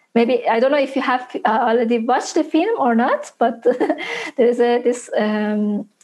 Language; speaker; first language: English; non-native, fluent; Persian